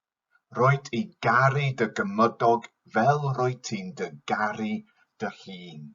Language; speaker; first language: Welsh; non-native, fluent; English